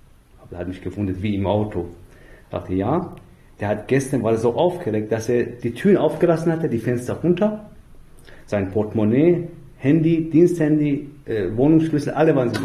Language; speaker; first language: German; non-native, fluent; Persian